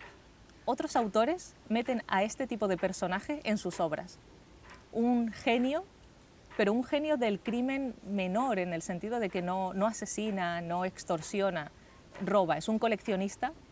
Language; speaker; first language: Spanish; native; Spanish